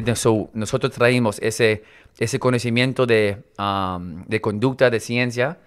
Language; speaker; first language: Spanish; non-native, local second language; English